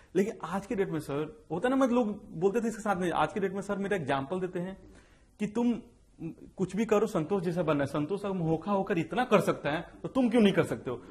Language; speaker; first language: Hindi; native; Hindi